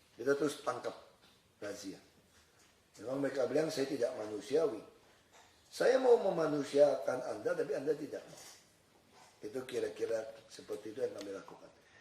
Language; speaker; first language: Indonesian; native; Indonesian